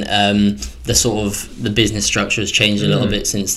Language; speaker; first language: English; native; English